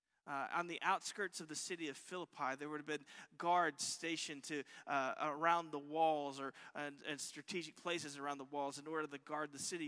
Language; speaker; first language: English; native; English